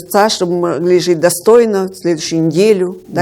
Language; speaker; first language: Russian; native; Russian